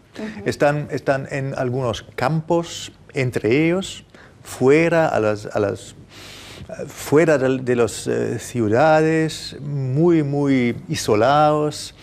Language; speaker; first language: Spanish; non-native, fluent; German